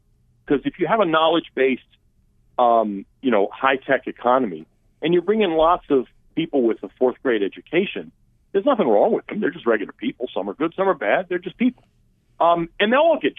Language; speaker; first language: English; early bilingual, other home language; Armenian